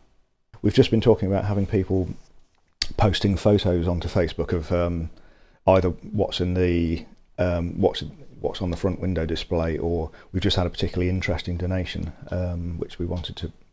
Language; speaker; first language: English; native; English